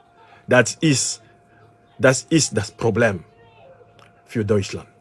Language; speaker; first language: German; non-native, learner; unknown